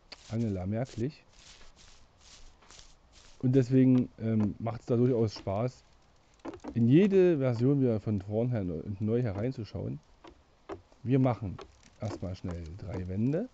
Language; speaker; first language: German; native; German